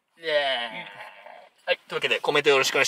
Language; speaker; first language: Japanese; native; Japanese